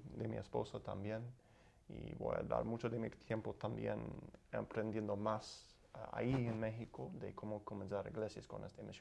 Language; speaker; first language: Spanish; non-native, learner; English